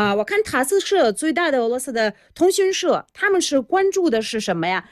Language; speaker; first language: Chinese; non-native, fluent; Russian